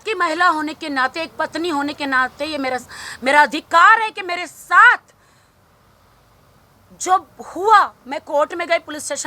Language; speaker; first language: Hindi; native; Hindi